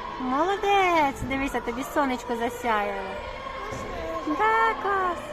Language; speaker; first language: Ukrainian; native; Ukrainian